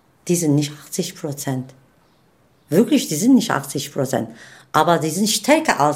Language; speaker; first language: German; non-native, learner; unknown